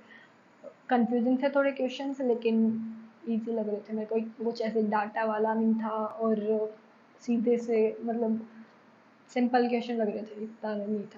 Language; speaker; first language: Hindi; native; Hindi